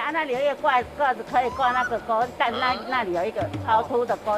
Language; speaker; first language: Chinese; native; Chinese